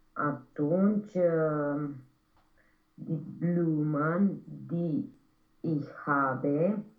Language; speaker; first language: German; non-native, learner; Romanian